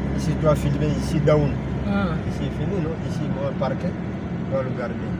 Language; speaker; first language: French; non-native, learner; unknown